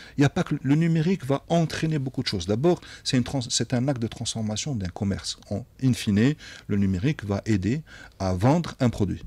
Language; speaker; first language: French; non-native, local second language; Arabic